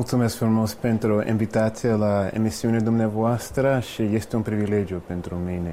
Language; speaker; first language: Romanian; non-native, fluent; English